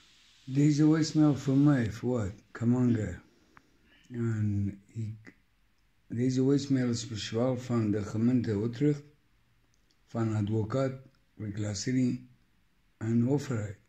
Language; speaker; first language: Dutch; non-native, learner; Persian